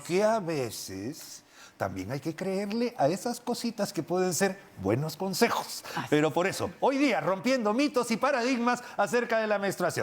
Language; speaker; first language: Spanish; native; Spanish